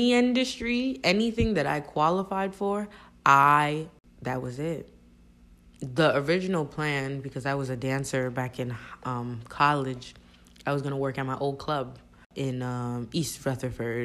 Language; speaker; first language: English; early bilingual, other home language; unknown